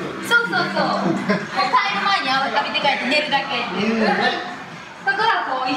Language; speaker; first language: Japanese; non-native, fluent; English